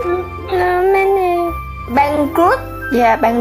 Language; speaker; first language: English; non-native, learner; Vietnamese